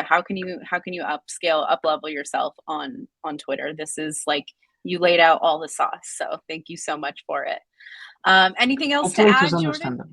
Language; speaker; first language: English; native; English